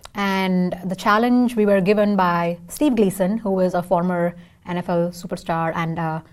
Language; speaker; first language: English; non-native, local second language; Tamil